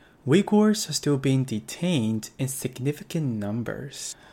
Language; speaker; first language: English; non-native, fluent; Chinese